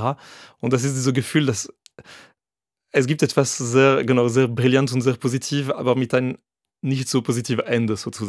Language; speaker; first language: German; non-native, fluent; French